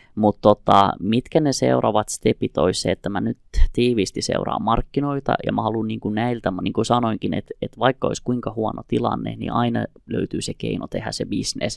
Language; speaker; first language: Finnish; early bilingual, other home language; Kurdish